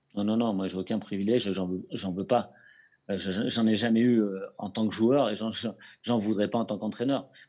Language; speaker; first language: French; native; French